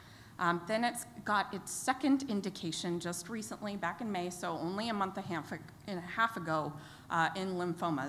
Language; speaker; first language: English; native; English